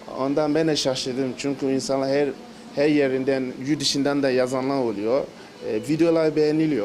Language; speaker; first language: Turkish; non-native, learner; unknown